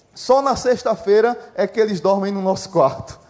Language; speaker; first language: Portuguese; native; Portuguese